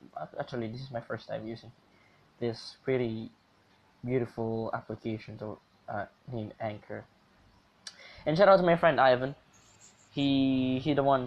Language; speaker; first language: English; non-native, local second language; Filipino